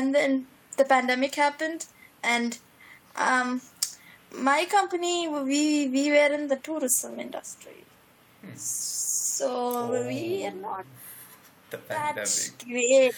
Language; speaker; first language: English; non-native, local second language; Malayalam